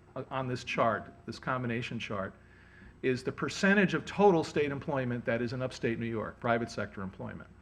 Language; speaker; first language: English; native; English